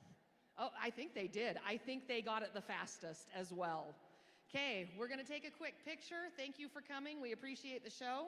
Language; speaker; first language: English; native; English